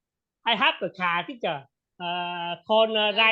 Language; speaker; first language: English; non-native, learner; Vietnamese